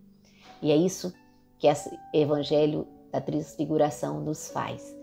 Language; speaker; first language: Portuguese; native; Portuguese